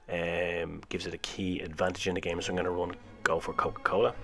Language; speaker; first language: English; native; English